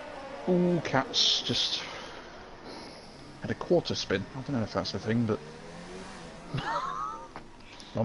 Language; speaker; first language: English; native; English